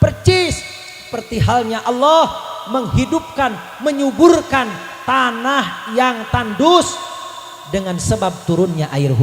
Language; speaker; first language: Indonesian; native; Indonesian